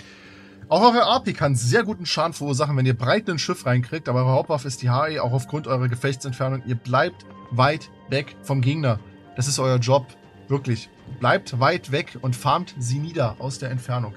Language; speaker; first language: German; native; German